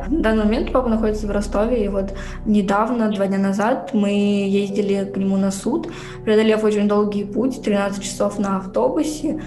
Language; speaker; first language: Russian; native; Russian